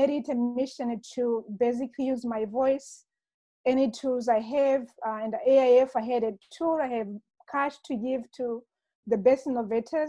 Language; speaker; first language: English; non-native, local second language; Kinyarwanda